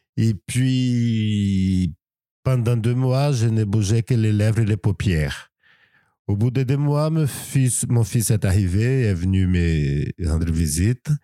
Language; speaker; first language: French; non-native, fluent; Portuguese